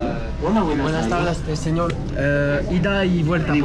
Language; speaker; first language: Spanish; non-native, learner; French